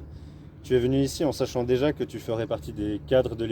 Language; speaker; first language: French; native; French